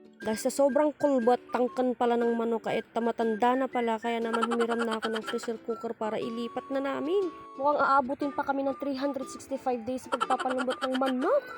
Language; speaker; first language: Filipino; non-native, local second language; Bikol